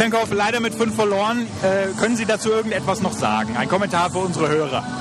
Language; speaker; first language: German; native; German